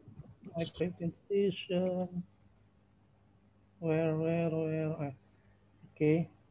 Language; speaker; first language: English; non-native, learner; Indonesian